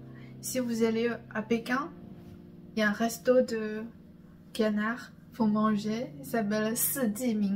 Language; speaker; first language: French; non-native, fluent; Chinese